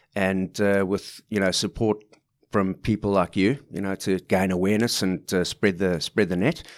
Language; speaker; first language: English; native; English